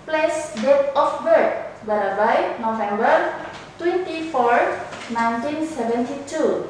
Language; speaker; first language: English; non-native, fluent; Indonesian